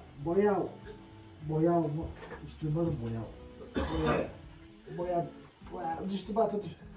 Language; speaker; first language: Turkish; native; Turkish